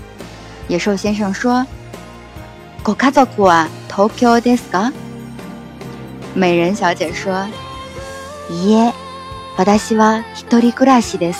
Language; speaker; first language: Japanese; non-native, fluent; Chinese